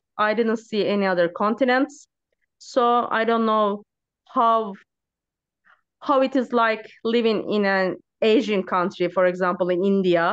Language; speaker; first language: English; non-native, learner; Turkish